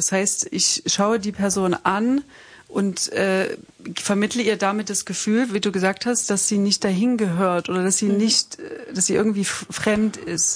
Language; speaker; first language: German; native; German